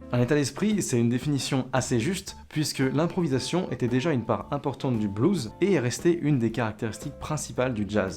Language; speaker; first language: French; native; French